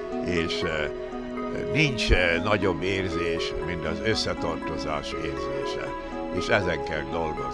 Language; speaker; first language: Hungarian; early bilingual, heritage; Hungarian